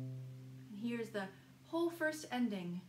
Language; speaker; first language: English; native; English